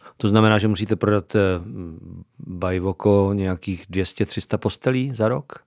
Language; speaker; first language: Czech; native; Czech